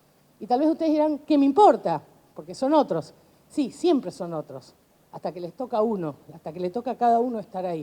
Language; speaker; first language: Spanish; native; Spanish